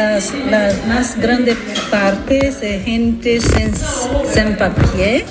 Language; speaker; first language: Spanish; non-native, learner; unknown